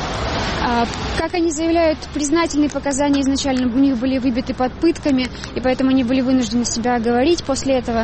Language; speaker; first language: Russian; native; Russian